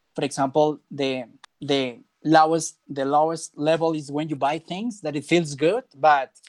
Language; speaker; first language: English; non-native, fluent; Spanish